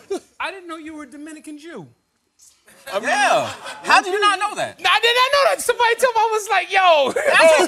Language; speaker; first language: English; native; English